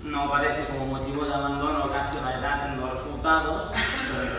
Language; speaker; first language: Spanish; non-native, local second language; Catalan